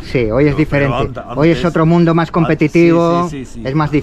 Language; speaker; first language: Spanish; native; Spanish